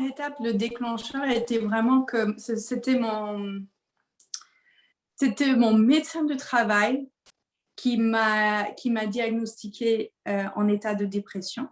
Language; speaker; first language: French; native; French